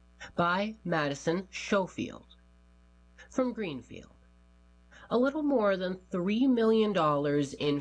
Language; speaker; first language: English; native; English